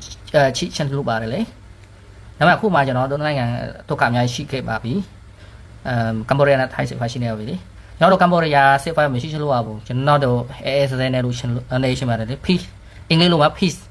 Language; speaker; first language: Burmese; non-native, learner; Khmer